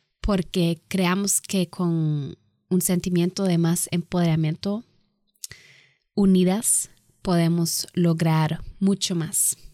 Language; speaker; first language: Spanish; non-native, fluent; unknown